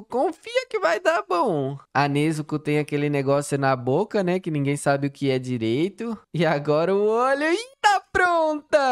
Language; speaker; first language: Portuguese; native; Portuguese